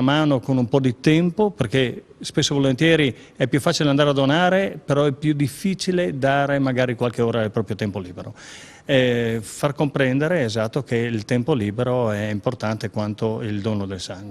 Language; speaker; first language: Italian; native; Italian